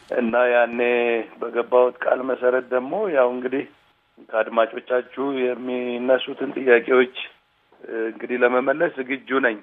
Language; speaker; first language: Amharic; non-native, local second language; Tigrinya